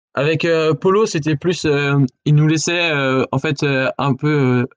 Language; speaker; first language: French; native; French